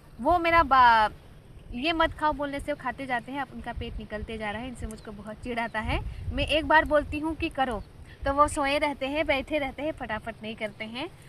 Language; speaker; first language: Hindi; non-native, local second language; Sadri